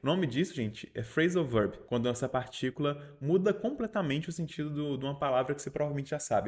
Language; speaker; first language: Portuguese; native; Portuguese